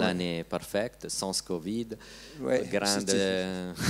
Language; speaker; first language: French; non-native, learner; Italian